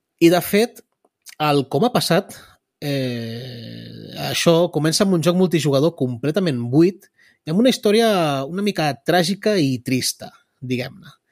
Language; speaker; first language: Catalan; early bilingual, other home language; Spanish